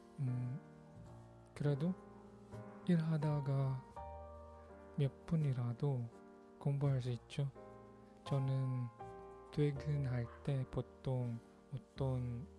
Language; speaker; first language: Korean; non-native, learner; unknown